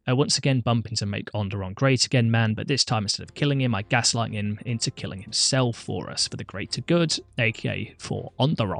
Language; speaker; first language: English; native; English